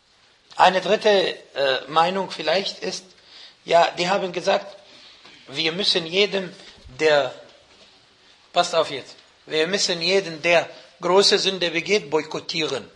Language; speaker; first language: German; non-native, fluent; Arabic